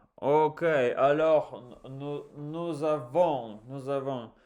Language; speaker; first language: French; non-native, learner; English